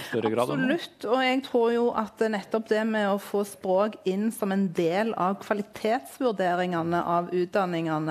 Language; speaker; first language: Norwegian; non-native, fluent; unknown